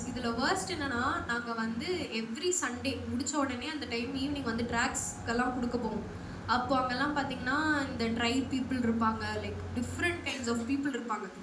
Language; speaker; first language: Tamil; non-native, local second language; Telugu